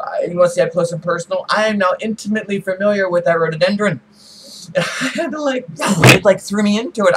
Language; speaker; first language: English; native; English